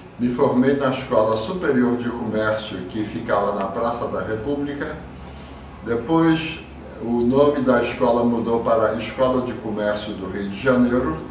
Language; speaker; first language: Portuguese; early bilingual, other home language; Yiddish